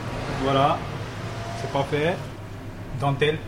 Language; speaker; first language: French; non-native, fluent; Japanese